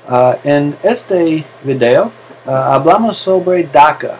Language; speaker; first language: Spanish; non-native, learner; English